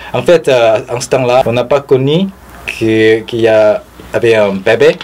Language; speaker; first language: French; non-native, fluent; Korean